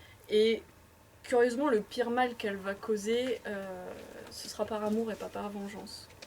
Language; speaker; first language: French; native; French